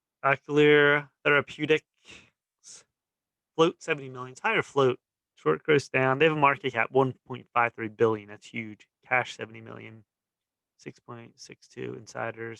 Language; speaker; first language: English; native; English